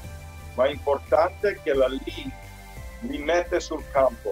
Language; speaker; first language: Italian; early bilingual, heritage; Italian